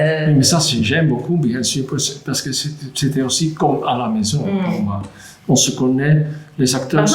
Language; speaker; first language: French; non-native, local second language; Dutch